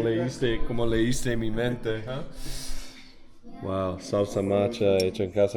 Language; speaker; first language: Spanish; non-native, fluent; English